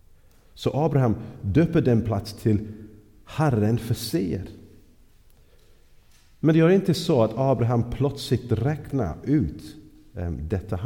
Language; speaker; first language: Swedish; non-native, fluent; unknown